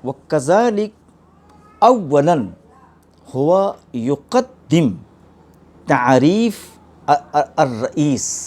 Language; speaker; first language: Arabic; non-native, fluent; Urdu